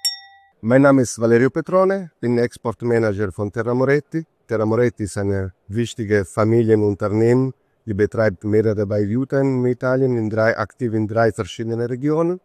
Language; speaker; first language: German; non-native, fluent; Italian